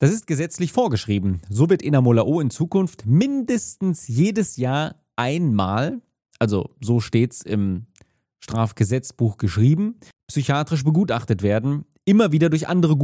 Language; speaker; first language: German; native; German